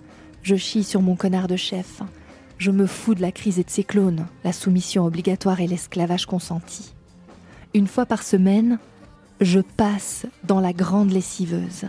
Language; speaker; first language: French; native; French